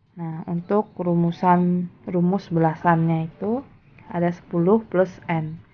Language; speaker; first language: Indonesian; native; Indonesian